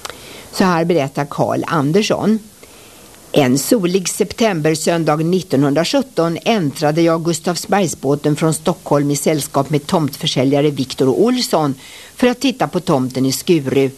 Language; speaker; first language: Swedish; native; Swedish